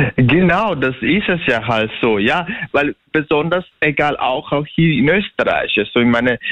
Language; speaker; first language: German; non-native, fluent; Bosnian